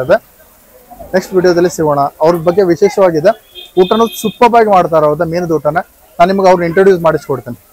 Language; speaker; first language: Kannada; native; Kannada